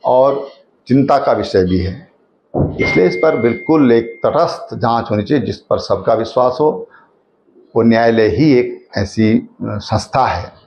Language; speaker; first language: Hindi; native; Hindi